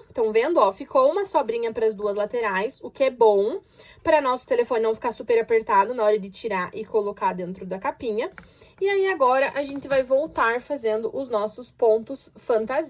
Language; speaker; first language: Portuguese; native; Portuguese